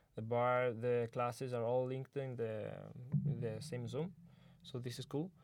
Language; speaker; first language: English; non-native, learner; Italian